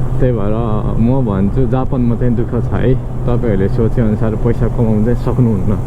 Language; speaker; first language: Nepali; native; Nepali